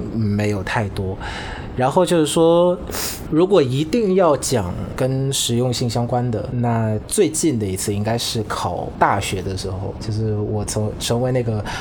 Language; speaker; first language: Chinese; non-native, fluent; Vietnamese